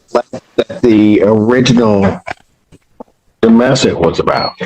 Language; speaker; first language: English; native; English